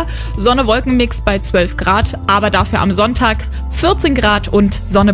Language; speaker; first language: German; native; German